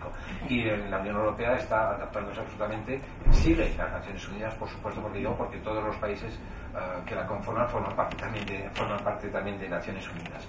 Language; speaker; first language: Spanish; native; Spanish